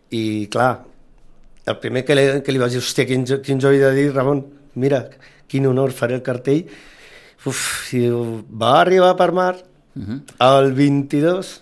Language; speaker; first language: Catalan; native; Catalan